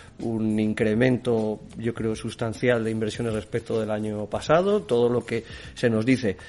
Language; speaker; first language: Spanish; native; Spanish